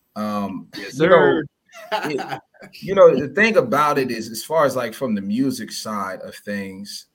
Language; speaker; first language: English; early bilingual, other home language; Yoruba